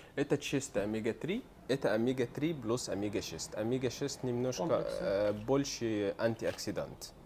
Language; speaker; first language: Russian; non-native, learner; Arabic